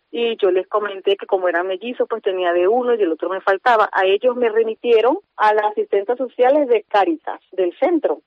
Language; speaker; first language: Spanish; native; Spanish